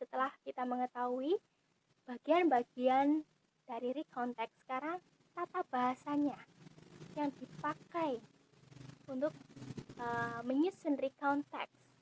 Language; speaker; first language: Indonesian; native; Indonesian